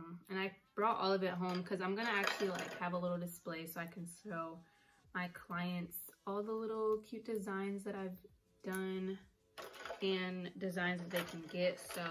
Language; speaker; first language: English; native; English